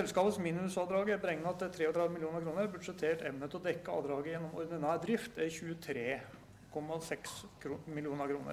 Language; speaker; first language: Norwegian; native; Norwegian